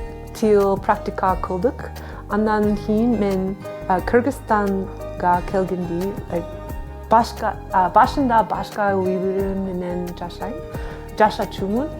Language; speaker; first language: Kyrgyz; non-native, learner; English